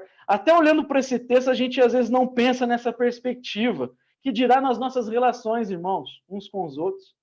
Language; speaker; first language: Portuguese; native; Portuguese